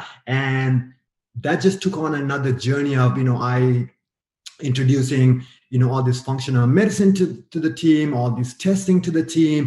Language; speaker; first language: English; non-native, fluent; Sinhala